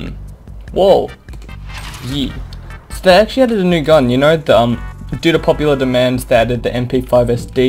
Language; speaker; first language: English; native; English